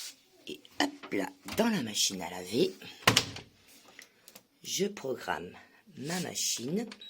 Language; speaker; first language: French; native; French